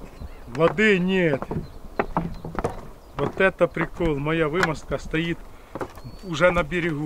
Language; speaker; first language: Russian; native; Russian